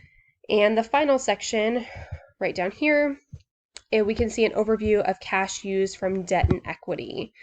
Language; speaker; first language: English; native; English